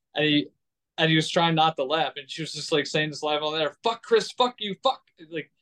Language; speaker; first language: English; native; English